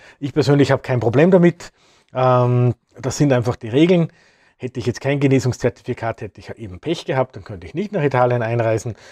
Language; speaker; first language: German; native; German